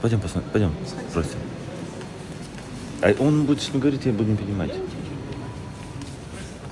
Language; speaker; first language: Russian; native; Russian